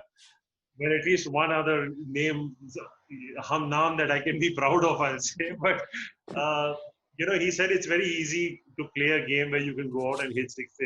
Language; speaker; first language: English; non-native, local second language; Hindi